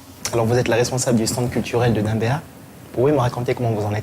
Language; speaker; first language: French; native; French